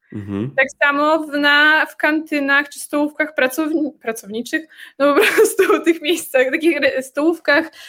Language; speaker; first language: Polish; native; Polish